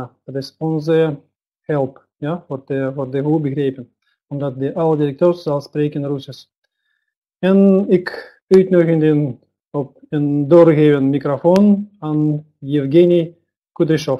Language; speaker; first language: Dutch; non-native, learner; Russian